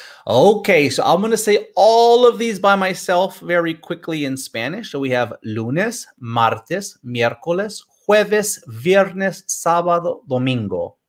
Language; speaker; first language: English; native; English